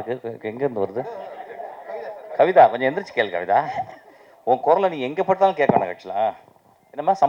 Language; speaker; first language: Tamil; native; Tamil